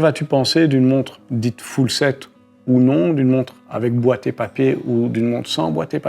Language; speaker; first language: French; native; French